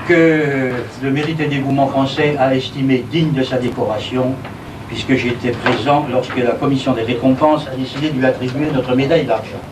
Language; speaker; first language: French; native; French